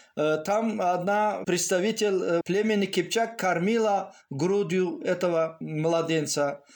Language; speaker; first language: Russian; non-native, local second language; Tajik